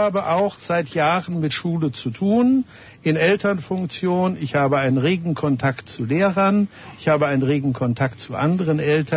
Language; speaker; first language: German; native; German